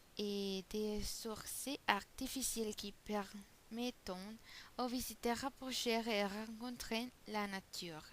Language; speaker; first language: French; non-native, learner; Spanish